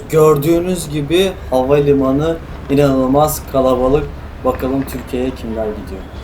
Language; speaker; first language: Turkish; native; Turkish